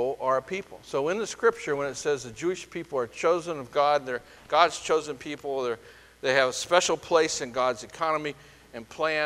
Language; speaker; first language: English; native; English